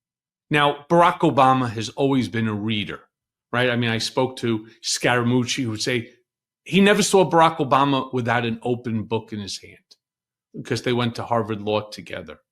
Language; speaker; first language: English; native; English